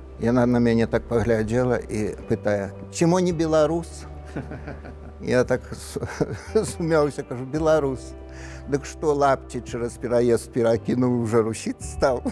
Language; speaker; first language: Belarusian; native; Belarusian